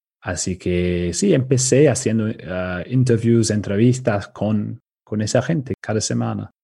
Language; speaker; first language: Spanish; non-native, fluent; English